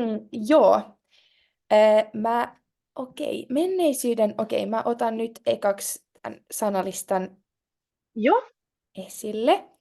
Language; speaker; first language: Finnish; non-native, local second language; Swedish